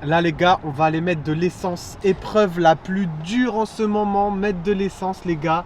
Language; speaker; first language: French; native; French